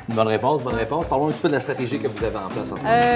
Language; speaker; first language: French; native; French